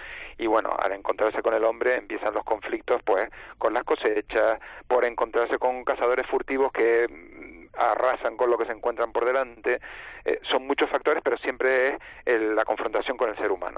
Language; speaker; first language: Spanish; native; Spanish